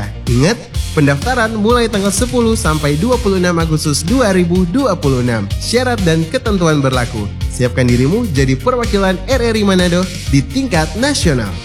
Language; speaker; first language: Indonesian; native; Indonesian